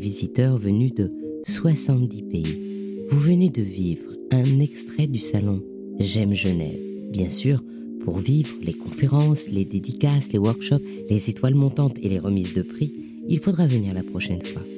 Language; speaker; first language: French; native; French